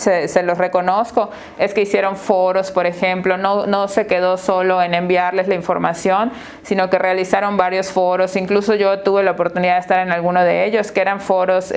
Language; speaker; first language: Spanish; native; Spanish